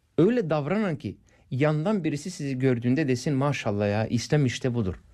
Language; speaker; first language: Turkish; non-native, fluent; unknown